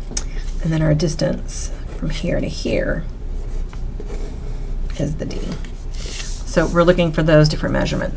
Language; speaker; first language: English; native; English